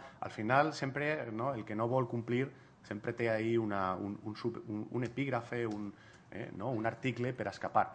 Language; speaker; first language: Catalan; non-native, local second language; Spanish